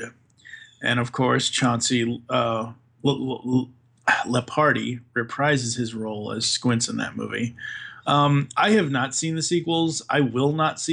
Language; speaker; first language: English; native; English